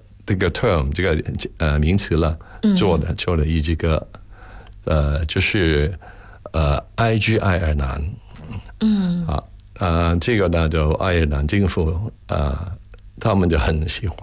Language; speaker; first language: Chinese; non-native, local second language; Cantonese